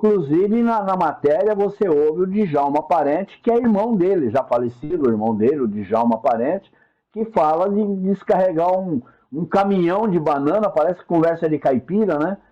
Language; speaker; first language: Portuguese; native; Portuguese